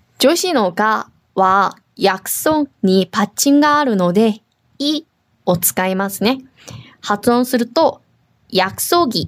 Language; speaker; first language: Japanese; non-native, fluent; Korean